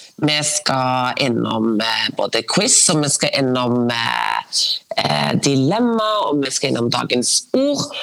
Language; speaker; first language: Norwegian; native; Norwegian